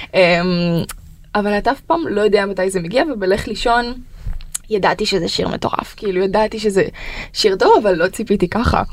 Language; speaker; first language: Hebrew; early bilingual, other home language; Russian